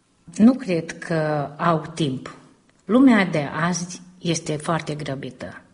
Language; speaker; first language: Romanian; early bilingual, heritage; Romanian